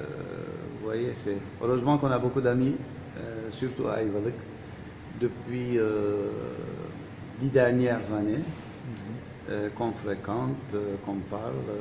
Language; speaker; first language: French; non-native, fluent; Turkish